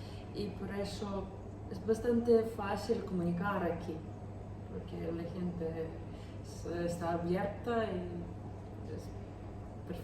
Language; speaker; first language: Spanish; non-native, learner; Ukrainian